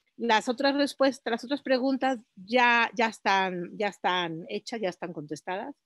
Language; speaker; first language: Spanish; native; Spanish